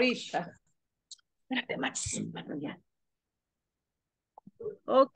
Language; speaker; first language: Spanish; native; Spanish